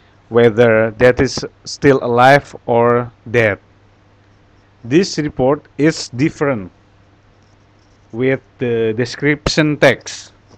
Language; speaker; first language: English; non-native, fluent; Indonesian